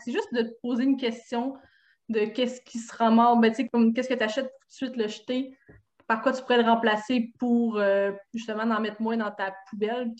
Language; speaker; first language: French; native; French